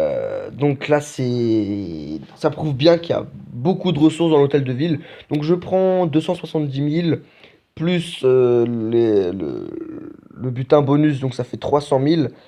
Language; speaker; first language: French; native; French